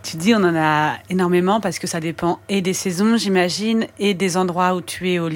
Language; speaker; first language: French; native; French